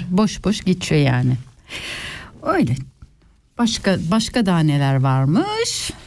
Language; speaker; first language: Turkish; early bilingual, other home language; Swiss German